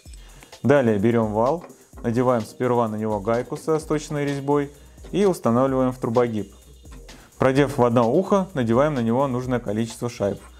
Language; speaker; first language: Russian; native; Russian